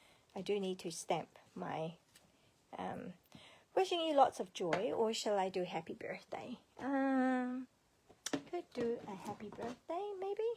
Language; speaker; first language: English; native; English